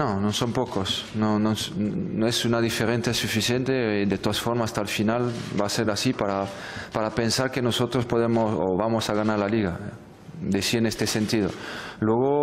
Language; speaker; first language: Spanish; non-native, fluent; French